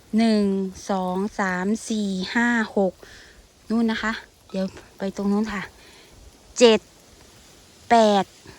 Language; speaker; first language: Thai; native; Thai